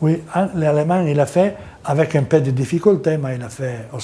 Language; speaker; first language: French; non-native, learner; Italian